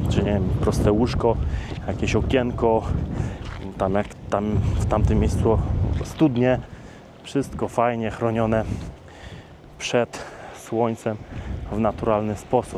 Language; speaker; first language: Polish; native; Polish